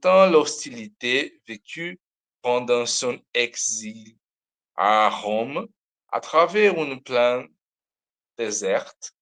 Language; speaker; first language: French; non-native, learner; Portuguese